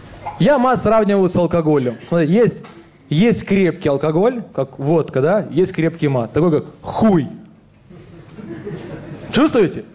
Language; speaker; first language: Russian; native; Russian